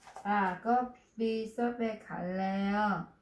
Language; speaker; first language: Korean; non-native, learner; Vietnamese